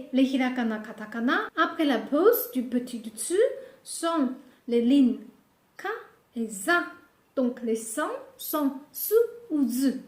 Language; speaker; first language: French; non-native, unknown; Japanese